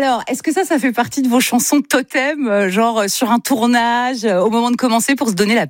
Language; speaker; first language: French; native; French